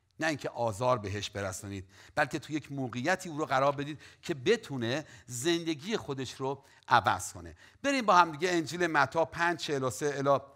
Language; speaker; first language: Persian; native; Persian